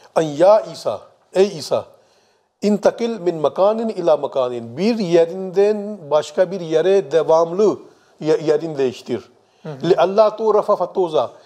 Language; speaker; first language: Turkish; non-native, fluent; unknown